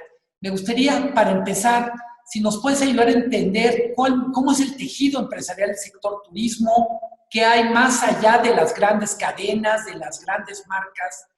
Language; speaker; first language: Spanish; native; Spanish